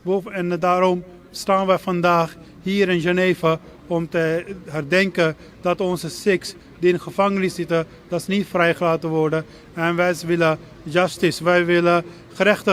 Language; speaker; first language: Dutch; non-native, fluent; Punjabi